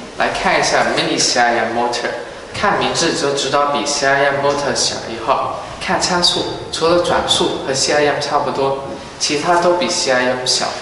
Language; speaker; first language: Chinese; early bilingual, heritage; Chinese